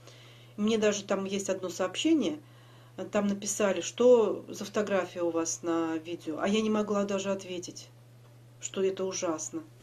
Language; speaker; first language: Russian; native; Russian